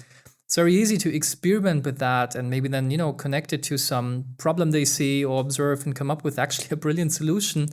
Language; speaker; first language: English; non-native, fluent; German